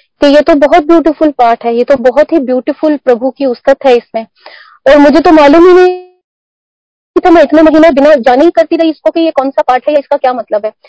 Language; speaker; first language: Hindi; non-native, local second language; Punjabi